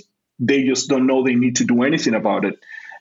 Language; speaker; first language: English; non-native, fluent; Spanish